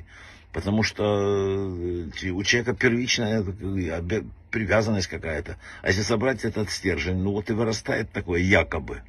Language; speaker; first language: Russian; native; Russian